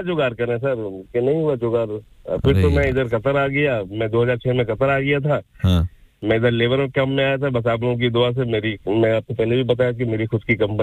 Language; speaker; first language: Hindi; native; Hindi